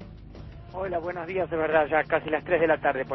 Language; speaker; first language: Spanish; native; Spanish